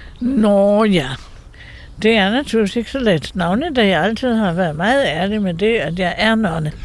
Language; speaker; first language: Danish; native; Danish